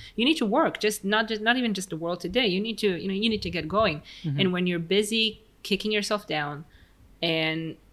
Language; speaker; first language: English; non-native, fluent; Hebrew